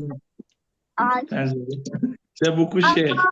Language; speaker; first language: French; non-native, learner; Azerbaijani